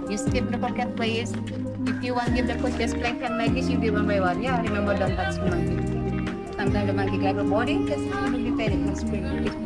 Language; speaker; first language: English; non-native, learner; Indonesian